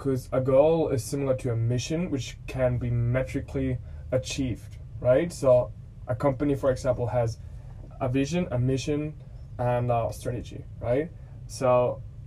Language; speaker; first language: English; non-native, fluent; German